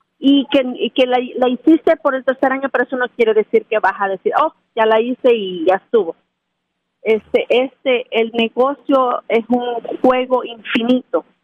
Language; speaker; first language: Spanish; native; Spanish